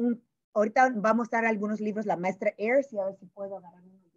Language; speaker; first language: Spanish; early bilingual, heritage; Spanish